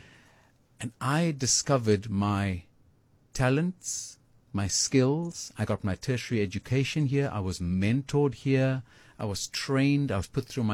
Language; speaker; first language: English; native; English